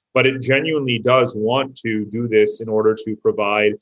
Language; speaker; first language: English; native; English